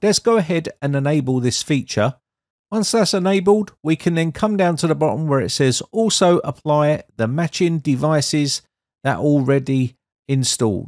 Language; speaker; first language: English; native; English